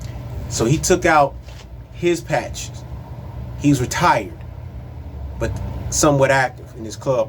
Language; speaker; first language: English; native; English